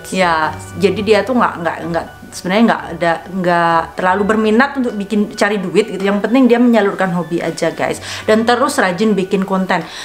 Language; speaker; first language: Indonesian; native; Indonesian